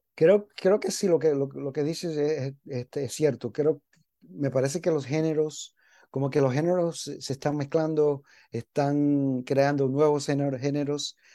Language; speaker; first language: Spanish; early bilingual, heritage; Spanish